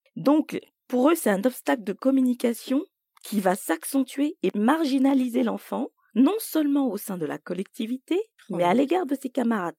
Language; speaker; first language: French; native; French